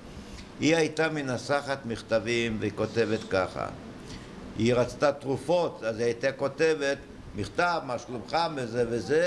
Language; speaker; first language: Hebrew; early bilingual, other home language; Yiddish